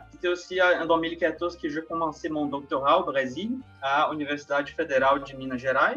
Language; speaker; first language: French; non-native, fluent; Portuguese